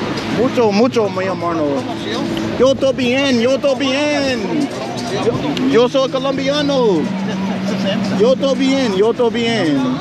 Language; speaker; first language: Spanish; non-native, learner; English